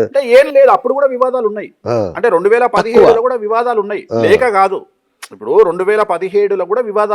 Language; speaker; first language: Telugu; native; Telugu